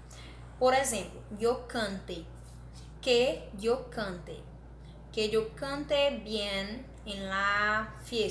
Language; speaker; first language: Spanish; non-native, learner; Portuguese